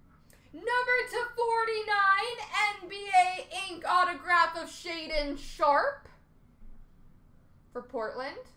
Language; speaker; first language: English; native; English